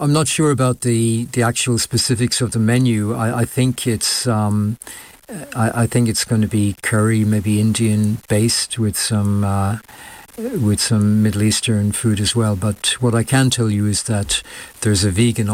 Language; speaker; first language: English; native; English